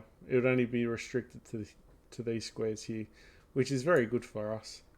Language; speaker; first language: English; native; English